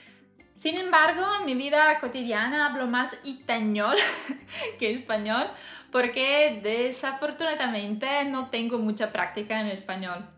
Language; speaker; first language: Spanish; non-native, fluent; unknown